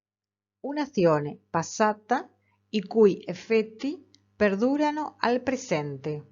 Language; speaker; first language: Italian; non-native, fluent; Spanish